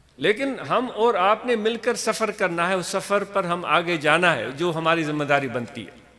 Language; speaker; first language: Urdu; non-native, local second language; Sindhi